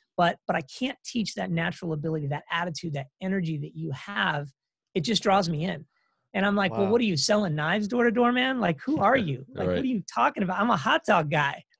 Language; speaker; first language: English; native; English